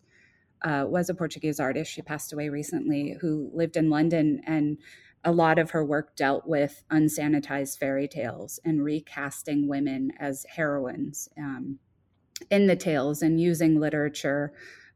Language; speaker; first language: English; native; English